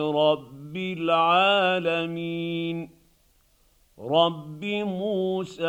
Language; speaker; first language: Arabic; native; Arabic